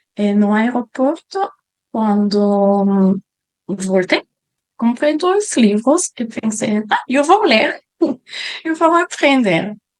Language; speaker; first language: Portuguese; non-native, fluent; French